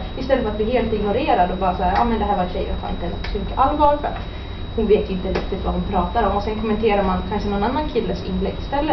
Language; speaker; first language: Swedish; native; Swedish